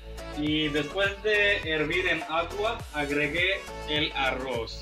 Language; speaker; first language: Spanish; non-native, learner; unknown